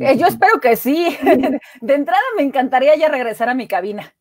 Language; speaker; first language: Spanish; native; Spanish